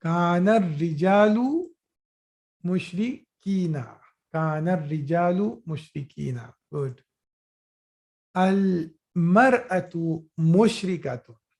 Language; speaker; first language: Arabic; non-native, fluent; Urdu